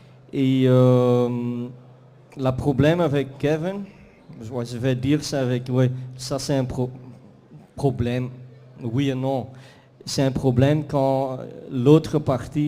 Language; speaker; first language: French; non-native, fluent; Dutch